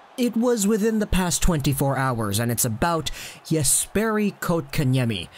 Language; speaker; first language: English; native; English